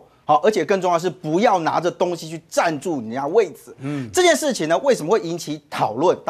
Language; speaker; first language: Chinese; native; Chinese